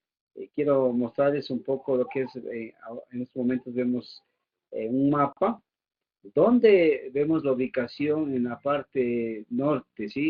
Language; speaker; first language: Spanish; native; Spanish